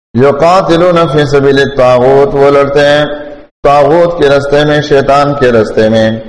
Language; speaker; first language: Urdu; non-native, local second language; Pashto